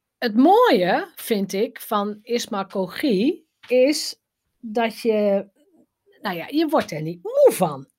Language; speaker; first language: Dutch; native; Dutch